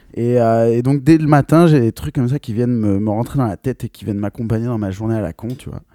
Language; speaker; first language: French; native; French